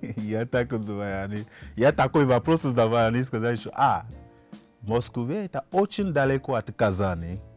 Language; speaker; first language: Russian; non-native, learner; Fon